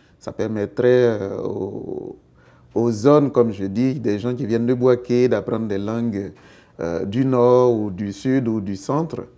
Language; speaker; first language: French; non-native, local second language; Baoulé